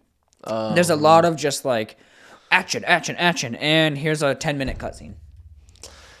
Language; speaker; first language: English; native; English